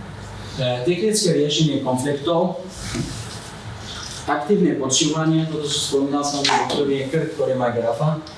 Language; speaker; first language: Slovak; non-native, fluent; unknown